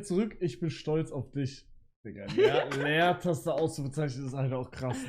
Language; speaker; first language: German; native; German